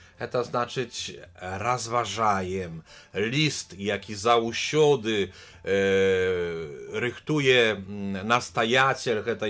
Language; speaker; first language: Polish; non-native, learner; Belarusian